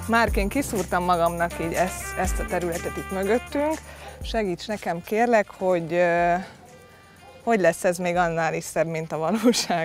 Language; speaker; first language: Hungarian; native; Hungarian